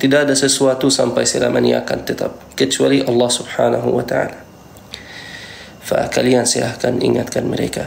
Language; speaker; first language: Indonesian; non-native, fluent; Arabic